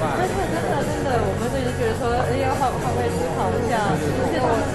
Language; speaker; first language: Chinese; native; Chinese